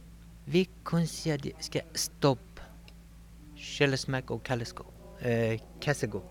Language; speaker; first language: Danish; non-native, learner; Kurdish